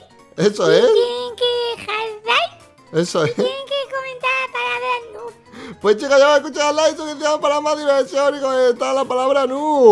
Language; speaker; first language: Spanish; native; Spanish